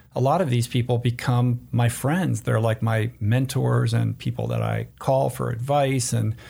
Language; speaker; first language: English; native; English